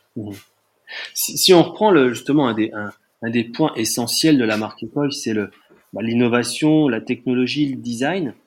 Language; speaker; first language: French; native; French